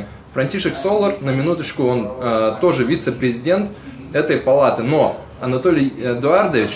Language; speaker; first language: Russian; native; Russian